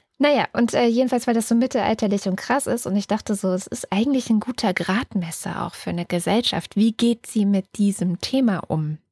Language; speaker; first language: German; native; German